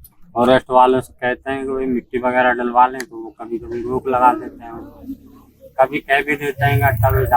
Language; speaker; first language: Hindi; native; Hindi